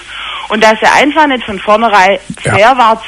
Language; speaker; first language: German; native; German